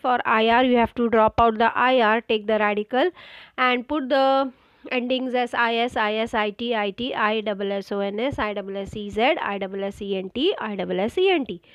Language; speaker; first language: English; non-native, local second language; Marathi